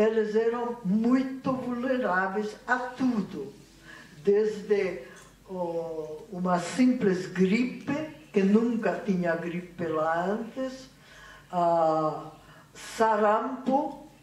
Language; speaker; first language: Portuguese; non-native, fluent; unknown